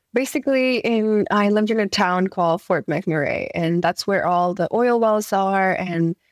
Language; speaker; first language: English; early bilingual, other home language; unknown